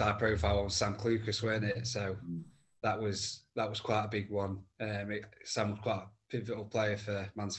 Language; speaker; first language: English; native; English